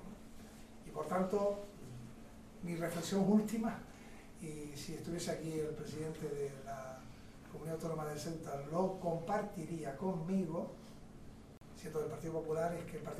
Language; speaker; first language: Spanish; native; Spanish